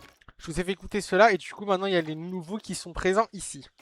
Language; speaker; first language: French; native; French